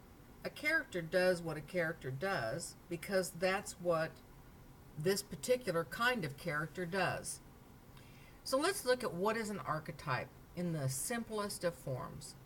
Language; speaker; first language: English; native; English